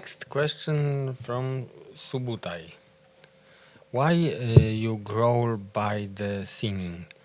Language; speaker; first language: English; non-native, learner; Polish